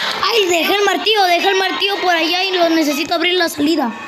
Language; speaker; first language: Spanish; native; Spanish